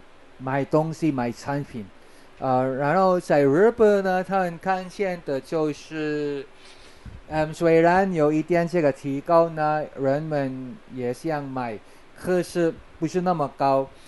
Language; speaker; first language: Chinese; non-native, fluent; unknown